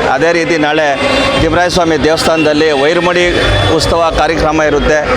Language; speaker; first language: Kannada; native; Kannada